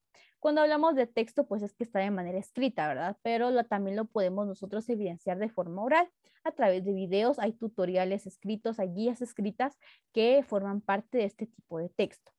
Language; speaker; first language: Spanish; native; Spanish